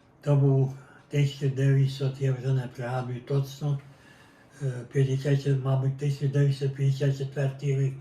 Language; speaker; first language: Ukrainian; native; Ukrainian